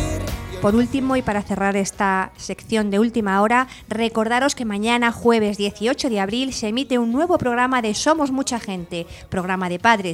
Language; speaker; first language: Spanish; native; Spanish